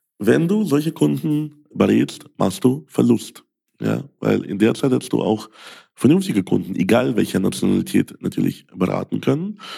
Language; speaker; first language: German; early bilingual, other home language; Russian